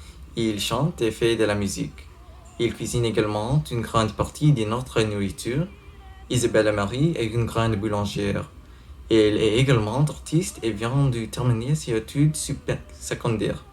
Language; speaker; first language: French; non-native, learner; English